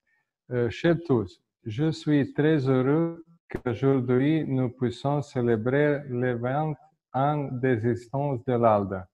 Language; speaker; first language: French; non-native, fluent; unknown